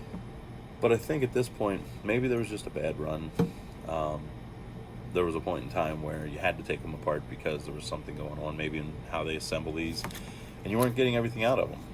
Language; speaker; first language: English; native; English